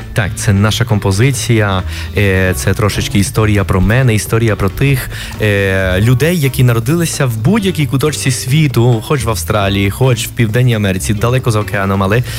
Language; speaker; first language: Ukrainian; non-native, fluent; Spanish